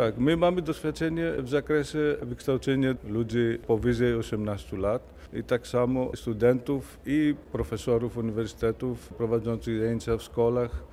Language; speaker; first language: Polish; non-native, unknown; Greek